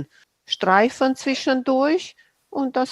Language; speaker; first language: German; non-native, fluent; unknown